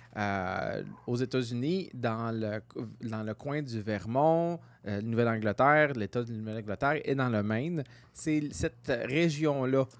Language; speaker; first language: French; native; French